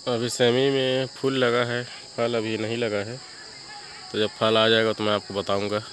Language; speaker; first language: Hindi; native; Hindi